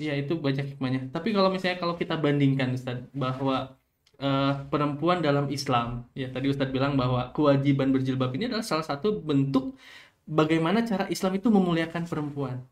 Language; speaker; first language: Indonesian; native; Indonesian